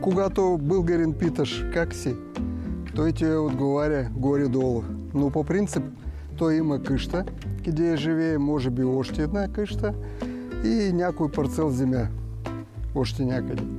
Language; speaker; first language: Bulgarian; non-native, learner; Russian